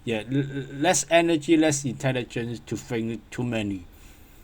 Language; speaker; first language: English; non-native, learner; Cantonese